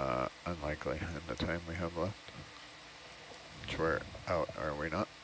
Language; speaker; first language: English; native; English